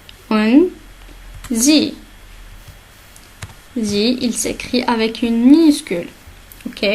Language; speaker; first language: French; non-native, local second language; Arabic